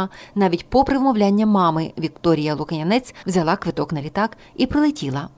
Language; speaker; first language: Ukrainian; native; Ukrainian